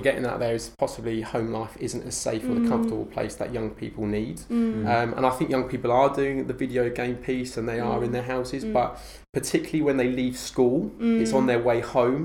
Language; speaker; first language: English; native; English